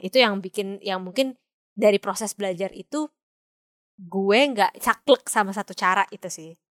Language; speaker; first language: Indonesian; early bilingual, heritage; Indonesian